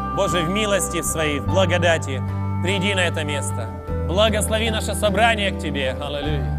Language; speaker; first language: Russian; native; Russian